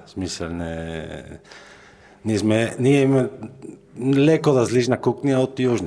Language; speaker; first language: Bulgarian; non-native, fluent; Italian